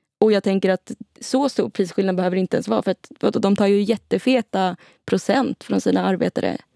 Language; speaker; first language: Swedish; native; Swedish